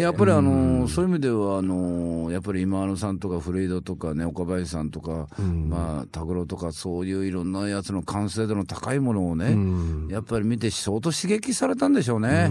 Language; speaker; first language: Japanese; native; Japanese